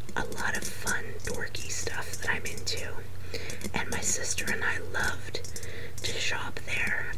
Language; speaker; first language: English; native; English